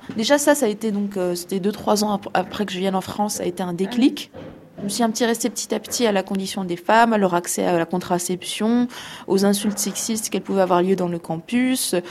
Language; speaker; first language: French; non-native, local second language; Arabic